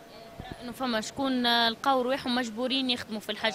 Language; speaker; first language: Arabic; native; Arabic